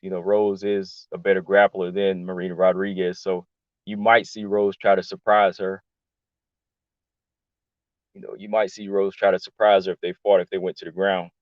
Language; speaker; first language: English; native; English